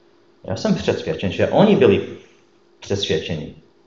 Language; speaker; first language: Czech; non-native, fluent; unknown